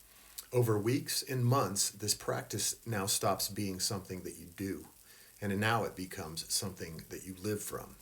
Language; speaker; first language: English; native; English